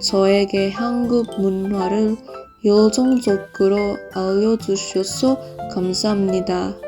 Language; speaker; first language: Korean; non-native, fluent; English